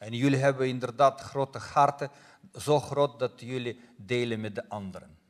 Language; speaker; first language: Dutch; non-native, fluent; Russian